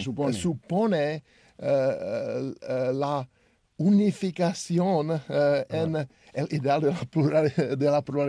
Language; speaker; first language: Spanish; non-native, learner; Czech